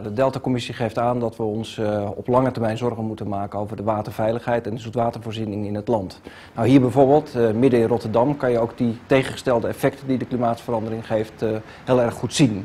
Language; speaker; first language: Dutch; native; Dutch